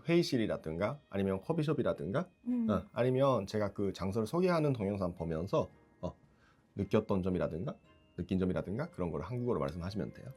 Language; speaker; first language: Korean; non-native, fluent; Japanese